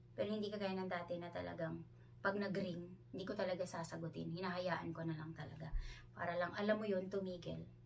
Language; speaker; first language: Filipino; non-native, local second language; Hiligaynon